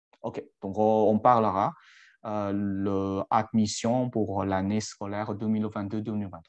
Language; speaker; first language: French; non-native, fluent; Chinese